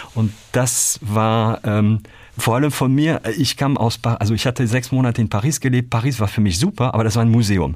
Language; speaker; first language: German; non-native, fluent; French